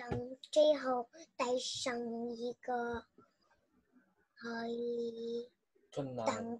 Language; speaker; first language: Cantonese; non-native, learner; Chinese